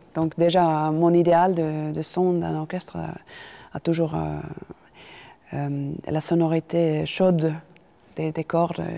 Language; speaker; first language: French; non-native, fluent; Finnish